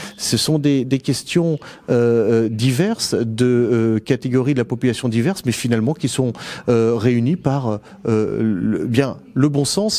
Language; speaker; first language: French; native; French